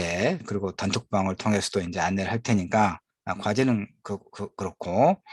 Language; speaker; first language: Korean; native; Korean